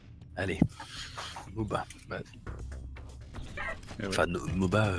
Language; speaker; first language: French; native; French